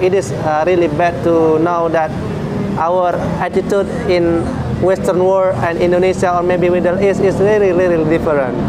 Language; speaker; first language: English; non-native, fluent; Indonesian